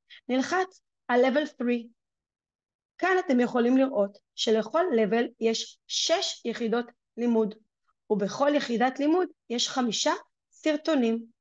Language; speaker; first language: Hebrew; native; Hebrew